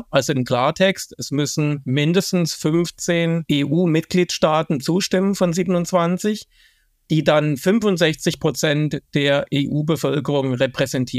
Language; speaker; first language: German; native; German